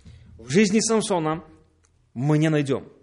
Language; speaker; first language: Polish; non-native, learner; Russian